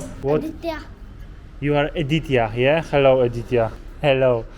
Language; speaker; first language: English; non-native, learner; Polish